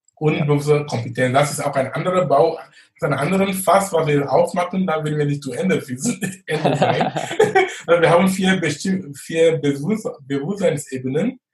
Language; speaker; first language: German; non-native, fluent; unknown